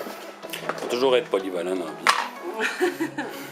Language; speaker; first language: French; native; French